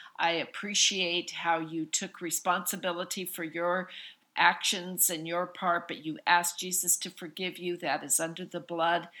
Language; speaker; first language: English; native; English